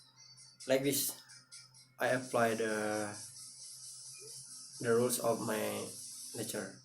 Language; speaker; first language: English; non-native, learner; Indonesian